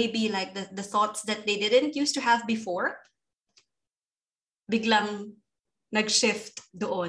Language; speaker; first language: English; non-native, local second language; Filipino